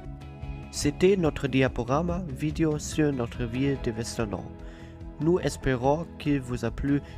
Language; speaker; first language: French; non-native, learner; German